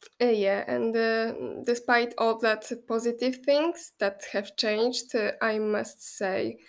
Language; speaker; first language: English; non-native, fluent; Polish